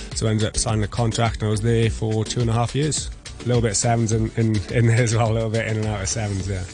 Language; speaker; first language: English; native; English